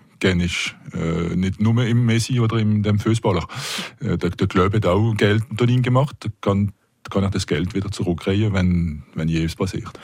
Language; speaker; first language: German; non-native, local second language; French